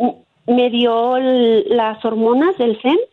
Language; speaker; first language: Spanish; native; Spanish